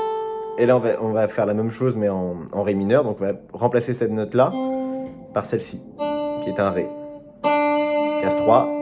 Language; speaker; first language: French; native; French